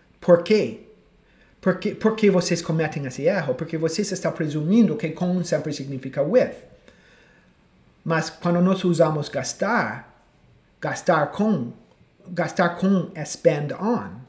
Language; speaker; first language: Portuguese; non-native, fluent; English